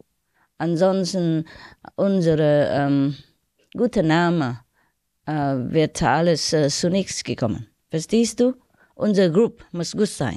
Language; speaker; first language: German; non-native, learner; Vietnamese